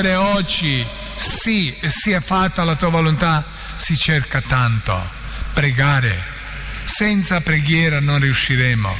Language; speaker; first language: Italian; non-native, fluent; Croatian